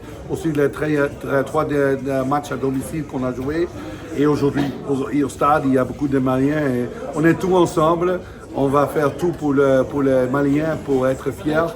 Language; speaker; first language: French; non-native, fluent; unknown